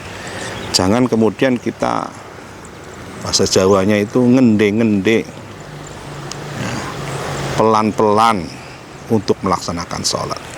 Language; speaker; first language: Indonesian; non-native, local second language; Javanese